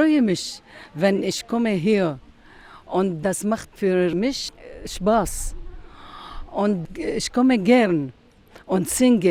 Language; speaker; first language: German; non-native, learner; Arabic